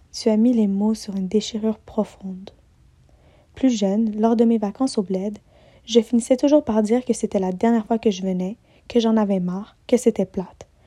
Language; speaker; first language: French; early bilingual, other home language; Arabic